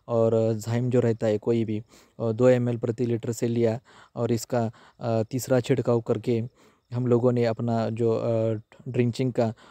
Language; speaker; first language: Hindi; native; Hindi